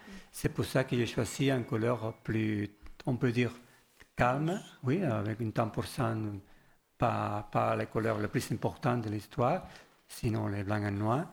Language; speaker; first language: French; non-native, learner; Spanish